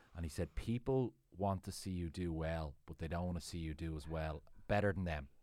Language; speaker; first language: English; native; English